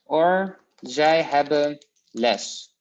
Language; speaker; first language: Dutch; non-native, fluent; Polish